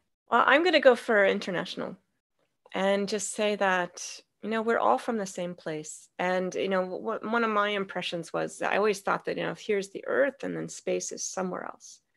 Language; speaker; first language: English; native; English